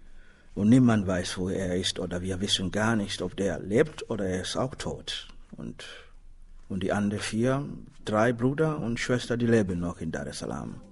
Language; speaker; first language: German; non-native, learner; Swahili